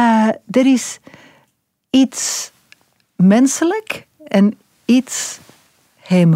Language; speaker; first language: Dutch; non-native, local second language; French